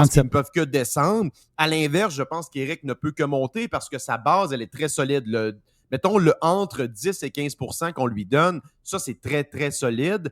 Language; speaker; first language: French; native; French